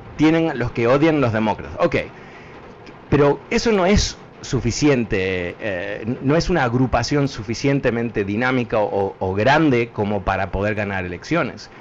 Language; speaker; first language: Spanish; early bilingual, heritage; Spanish